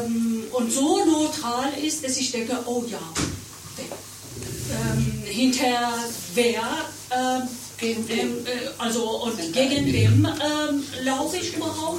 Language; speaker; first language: German; non-native, learner; Persian